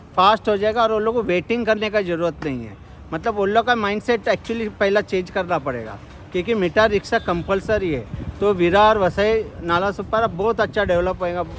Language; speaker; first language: Hindi; non-native, local second language; Marathi